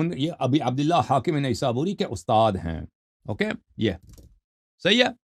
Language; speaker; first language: Urdu; native; Urdu